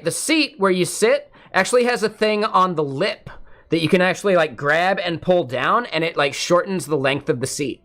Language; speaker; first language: English; native; English